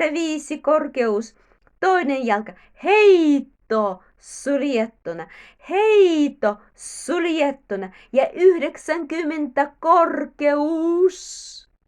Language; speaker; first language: Finnish; non-native, learner; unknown